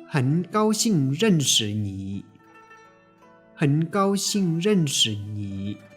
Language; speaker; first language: Chinese; non-native, fluent; Tibetan